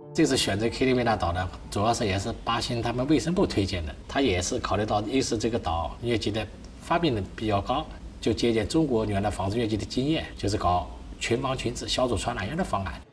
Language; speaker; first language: Chinese; native; Chinese